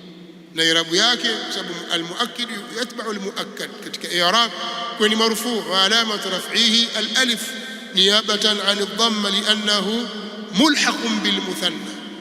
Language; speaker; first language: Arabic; non-native, fluent; Swahili